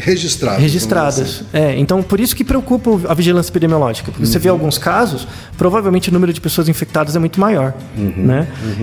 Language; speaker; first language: Portuguese; native; Portuguese